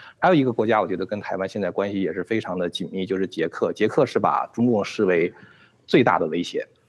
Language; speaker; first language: Chinese; native; Chinese